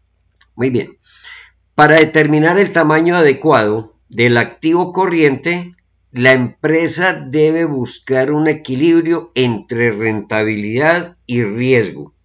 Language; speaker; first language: Spanish; native; Spanish